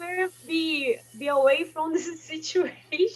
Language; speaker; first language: English; non-native, learner; Portuguese